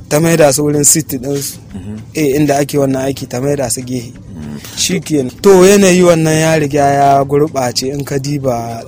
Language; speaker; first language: Hausa; native; Hausa